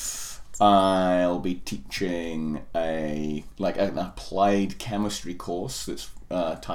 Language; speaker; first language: English; native; English